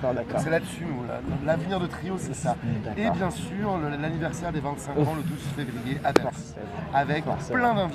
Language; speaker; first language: French; native; French